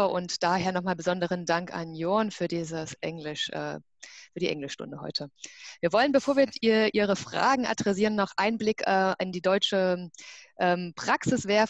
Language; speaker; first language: German; native; German